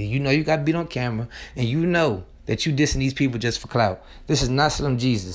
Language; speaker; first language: English; native; English